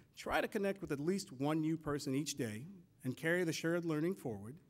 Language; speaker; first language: English; native; English